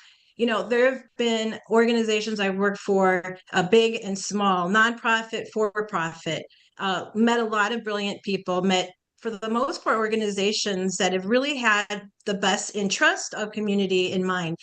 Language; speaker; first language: English; early bilingual, other home language; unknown